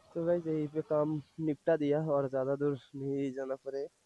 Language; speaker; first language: Hindi; non-native, local second language; Bangla